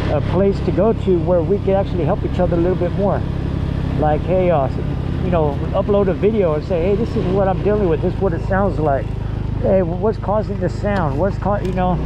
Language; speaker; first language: English; native; English